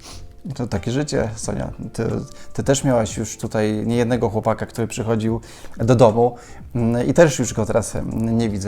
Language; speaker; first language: Polish; native; Polish